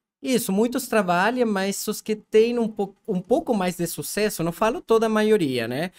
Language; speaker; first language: Portuguese; non-native, fluent; Spanish